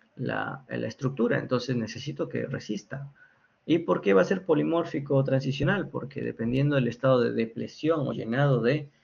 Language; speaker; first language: Spanish; native; Spanish